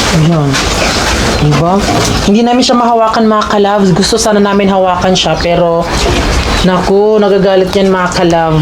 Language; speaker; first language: Filipino; non-native, local second language; Cebuano